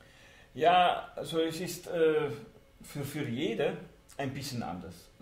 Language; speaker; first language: German; non-native, fluent; Hungarian